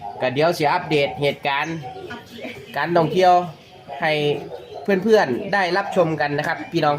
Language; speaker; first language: Thai; non-native, local second language; Northeastern Thai